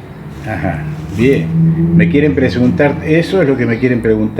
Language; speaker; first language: Spanish; native; Spanish